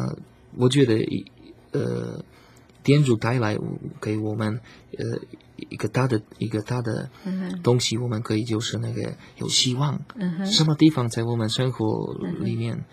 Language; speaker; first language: Chinese; non-native, learner; Slovak